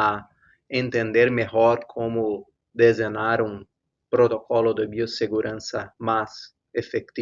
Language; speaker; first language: Spanish; non-native, fluent; Portuguese